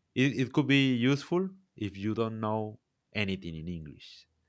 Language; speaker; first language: English; non-native, learner; Spanish